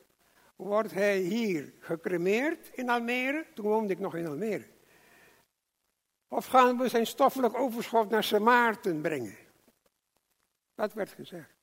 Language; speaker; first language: Dutch; non-native, local second language; English